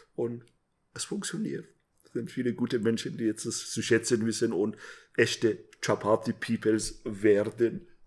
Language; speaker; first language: German; non-native, fluent; Persian